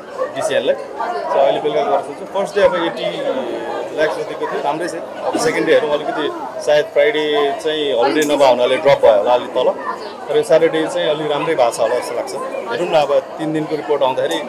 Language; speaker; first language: Nepali; native; Nepali